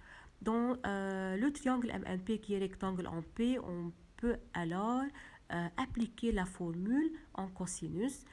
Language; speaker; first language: French; non-native, local second language; Arabic